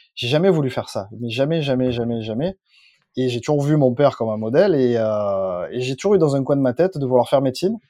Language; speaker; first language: French; native; French